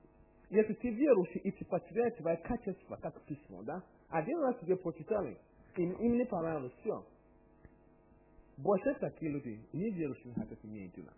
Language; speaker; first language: Russian; non-native, learner; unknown